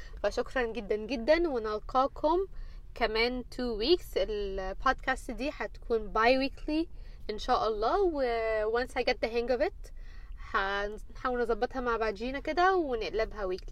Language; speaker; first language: Arabic; early bilingual, heritage; Arabic